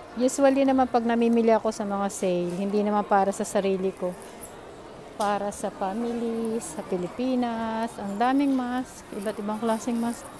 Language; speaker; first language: Filipino; native; Filipino